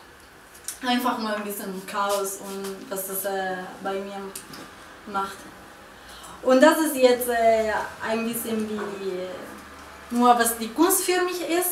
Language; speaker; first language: German; non-native, fluent; Spanish